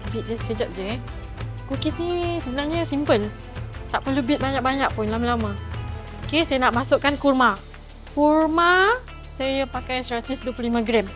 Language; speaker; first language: Malay; native; Malay